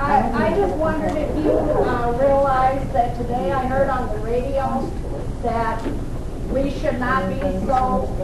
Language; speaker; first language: English; native; English